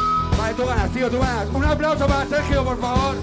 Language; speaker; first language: Spanish; native; Spanish